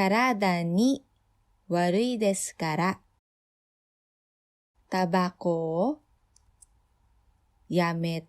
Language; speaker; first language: Japanese; non-native, fluent; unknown